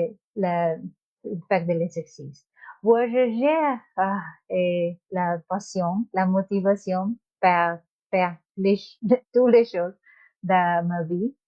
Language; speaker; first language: French; non-native, learner; Spanish